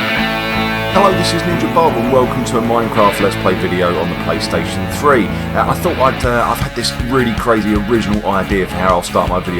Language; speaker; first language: English; native; English